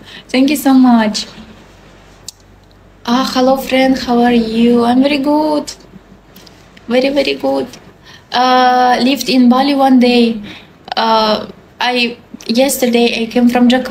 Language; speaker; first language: English; non-native, learner; Russian